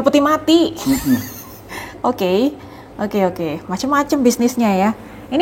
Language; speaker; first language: Indonesian; native; Indonesian